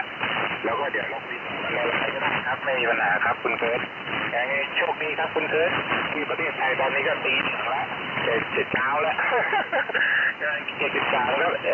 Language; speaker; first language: Thai; native; Thai